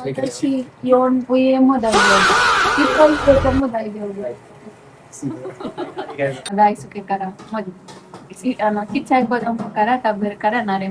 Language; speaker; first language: Japanese; non-native, learner; Telugu